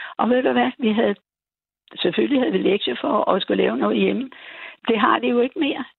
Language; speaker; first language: Danish; native; Danish